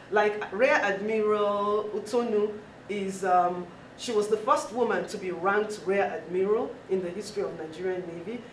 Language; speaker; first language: English; non-native, local second language; Yoruba